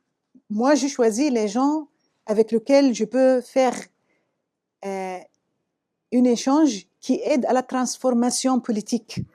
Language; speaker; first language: French; non-native, fluent; Arabic